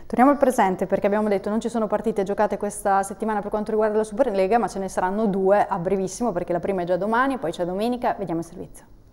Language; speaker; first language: Italian; native; Italian